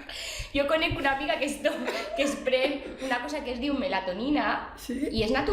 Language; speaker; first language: Catalan; non-native, local second language; Spanish